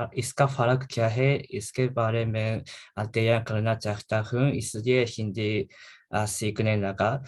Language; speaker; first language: Hindi; non-native, learner; Japanese